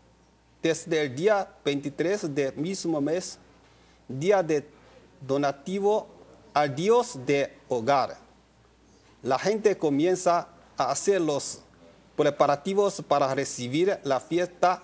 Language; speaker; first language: Spanish; non-native, learner; Chinese